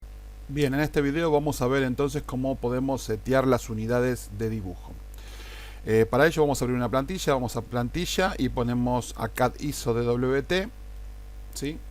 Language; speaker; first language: Spanish; native; Spanish